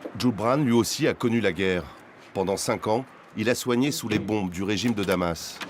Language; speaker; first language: French; native; French